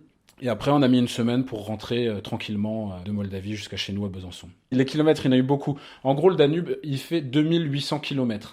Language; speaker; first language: French; native; French